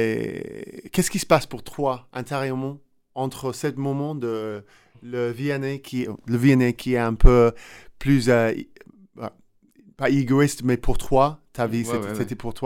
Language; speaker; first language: French; non-native, learner; English